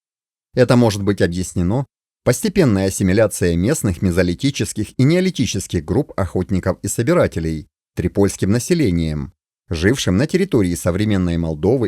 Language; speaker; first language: Russian; native; Russian